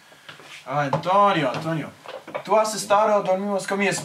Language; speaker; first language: Spanish; non-native, learner; English